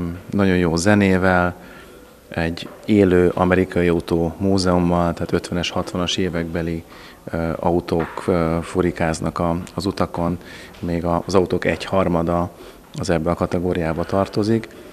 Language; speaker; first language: Hungarian; native; Hungarian